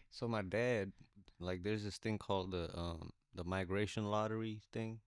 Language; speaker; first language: English; early bilingual, other home language; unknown